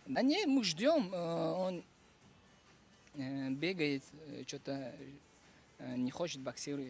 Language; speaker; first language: Russian; non-native, fluent; Uzbek